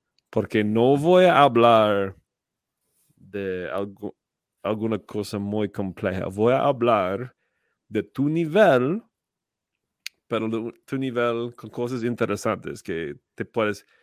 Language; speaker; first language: Spanish; non-native, fluent; English